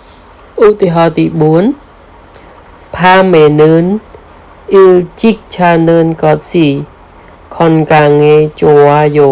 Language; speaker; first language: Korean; non-native, fluent; Khmer